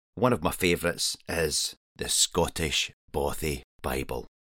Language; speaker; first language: English; native; English